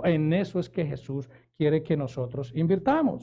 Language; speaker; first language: Spanish; native; Spanish